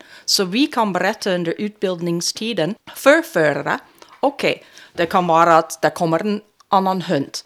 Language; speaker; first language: Swedish; non-native, fluent; English